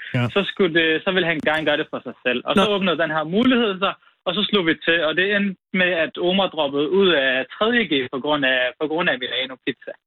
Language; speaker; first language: Danish; early bilingual, other home language; Arabic